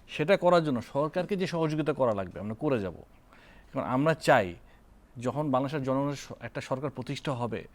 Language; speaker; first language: Bangla; native; Bangla